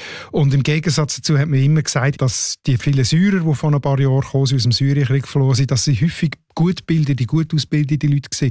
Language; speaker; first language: German; native; German